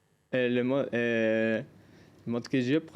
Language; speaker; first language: French; non-native, learner; Spanish